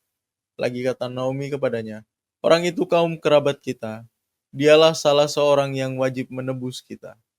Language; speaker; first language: Indonesian; native; Indonesian